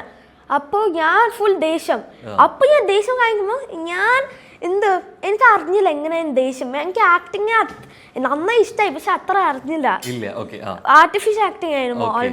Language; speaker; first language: Malayalam; early bilingual, heritage; Malayalam